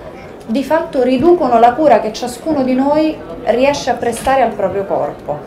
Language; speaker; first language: Italian; native; Italian